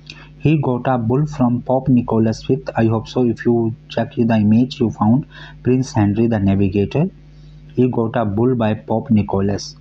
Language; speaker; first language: English; non-native, local second language; Hindi